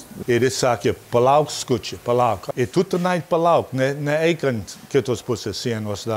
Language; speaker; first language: Lithuanian; early bilingual, heritage; Lithuanian